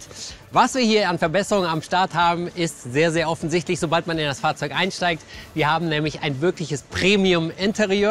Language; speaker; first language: German; native; German